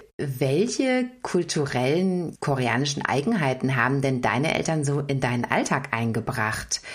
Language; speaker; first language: German; native; German